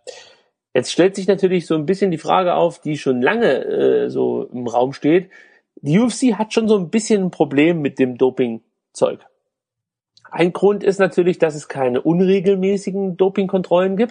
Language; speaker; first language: German; native; German